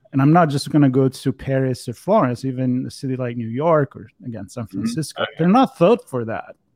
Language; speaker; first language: English; non-native, fluent; Italian